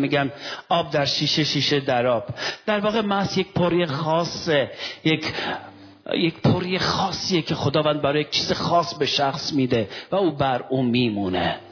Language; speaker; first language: Persian; non-native, local second language; Armenian